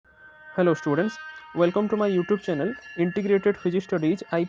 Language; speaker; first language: English; non-native, local second language; Odia